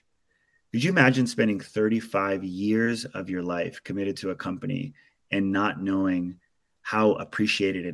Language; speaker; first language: English; native; English